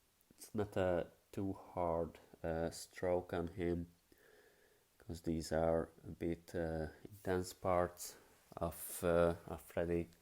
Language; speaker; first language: English; non-native, fluent; Hungarian